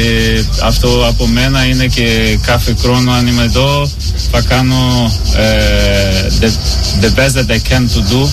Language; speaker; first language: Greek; non-native, learner; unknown